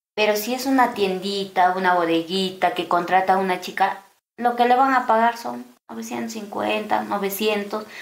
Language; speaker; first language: Spanish; native; Spanish